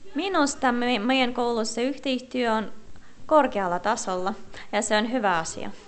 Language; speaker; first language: Finnish; non-native, fluent; Russian